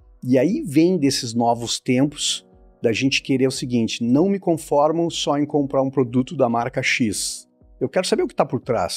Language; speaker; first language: Portuguese; native; Portuguese